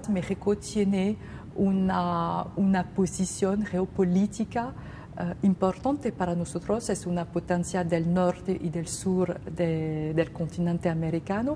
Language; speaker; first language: Spanish; non-native, fluent; French